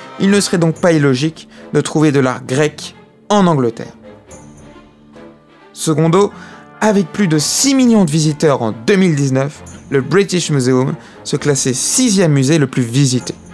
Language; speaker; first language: French; native; French